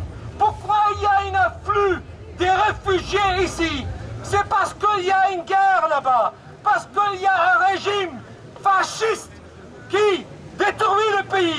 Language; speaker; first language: French; non-native, fluent; Arabic